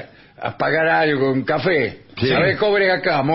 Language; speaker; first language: Spanish; native; Spanish